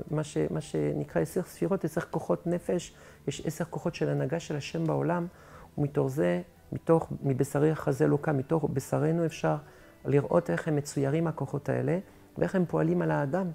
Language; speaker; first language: Hebrew; non-native, fluent; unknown